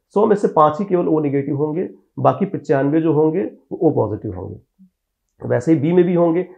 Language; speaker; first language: Hindi; native; Hindi